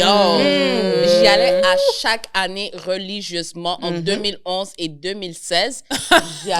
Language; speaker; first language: French; native; French